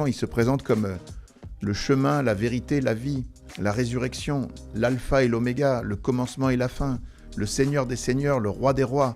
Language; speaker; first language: French; native; French